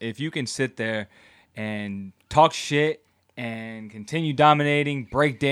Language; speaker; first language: English; native; English